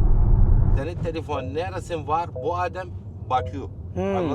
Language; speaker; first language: Turkish; non-native, learner; Arabic